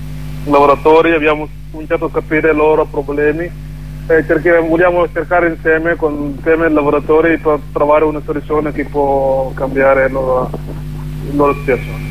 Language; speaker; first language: Italian; non-native, learner; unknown